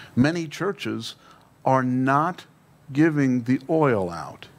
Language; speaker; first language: English; native; English